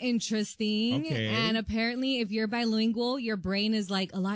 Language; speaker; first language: English; non-native, local second language; Spanish